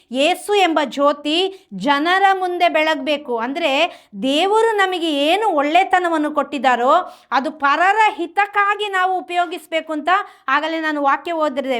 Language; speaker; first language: Kannada; native; Kannada